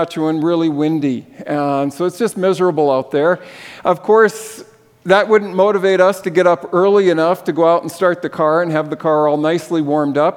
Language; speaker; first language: English; native; English